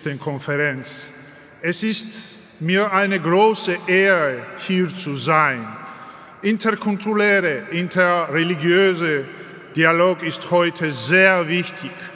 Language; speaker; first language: German; non-native, learner; Georgian